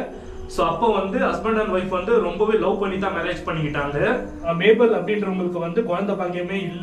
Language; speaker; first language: Tamil; native; Tamil